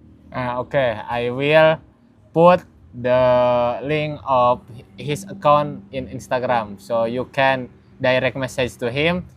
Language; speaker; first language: English; non-native, learner; Indonesian